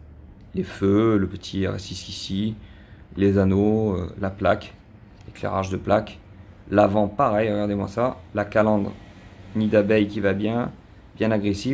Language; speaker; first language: French; native; French